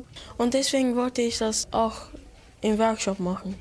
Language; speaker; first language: German; early bilingual, other home language; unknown